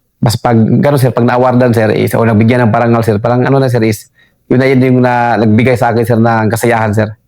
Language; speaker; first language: Filipino; non-native, local second language; Cebuano